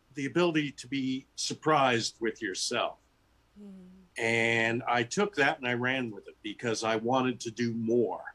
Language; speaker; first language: English; native; English